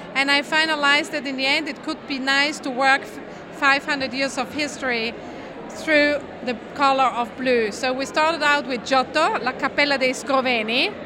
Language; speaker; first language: English; non-native, fluent; Italian